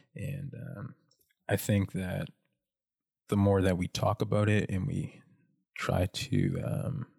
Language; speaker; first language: English; native; English